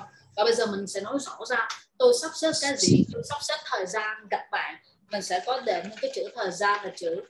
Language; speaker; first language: Vietnamese; native; Vietnamese